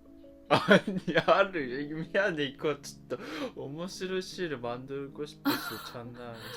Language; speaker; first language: Korean; non-native, learner; Japanese